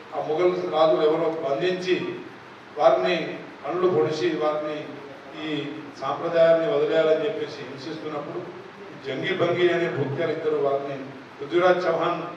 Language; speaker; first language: Telugu; non-native, local second language; Lambadi